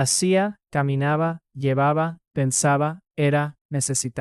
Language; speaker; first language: Spanish; non-native, fluent; English